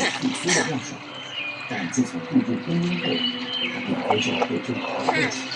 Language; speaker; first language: Chinese; native; Chinese